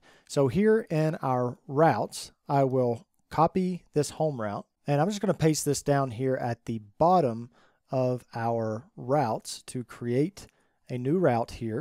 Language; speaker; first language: English; native; English